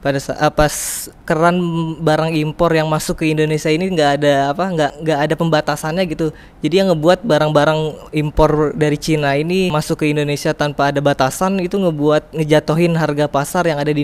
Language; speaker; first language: Indonesian; native; Indonesian